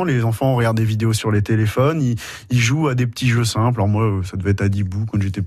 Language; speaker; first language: French; native; French